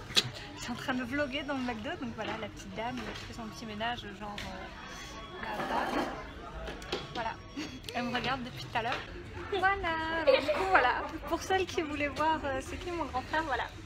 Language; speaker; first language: French; native; French